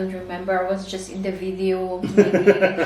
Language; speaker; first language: English; non-native, learner; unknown